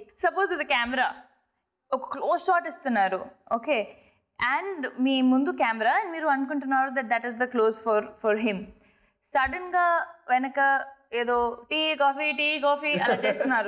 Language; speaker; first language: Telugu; non-native, fluent; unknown